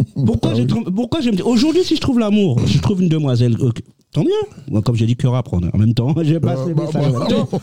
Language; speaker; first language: French; native; French